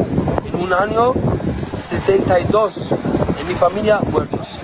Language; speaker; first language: Spanish; non-native, learner; Arabic